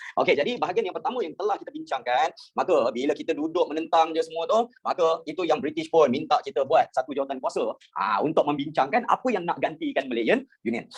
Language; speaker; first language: Malay; native; Malay